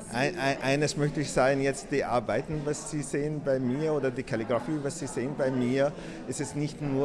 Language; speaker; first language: German; non-native, fluent; Arabic